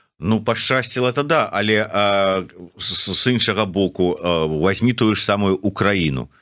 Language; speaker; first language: Belarusian; non-native, local second language; Russian